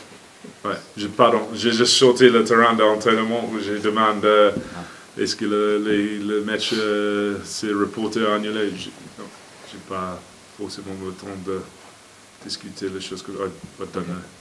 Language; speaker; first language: French; non-native, fluent; English